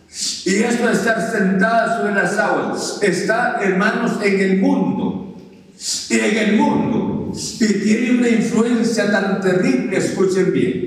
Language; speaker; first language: Spanish; native; Spanish